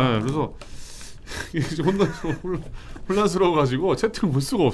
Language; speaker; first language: Korean; native; Korean